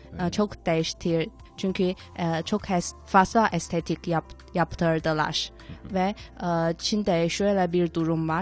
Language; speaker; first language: Turkish; non-native, learner; Chinese